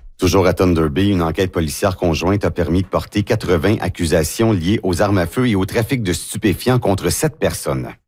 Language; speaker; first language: French; native; French